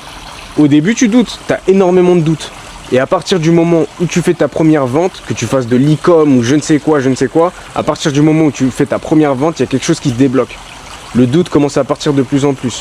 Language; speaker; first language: French; native; French